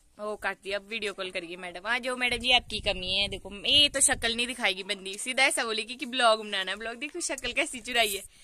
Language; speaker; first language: Hindi; non-native, local second language; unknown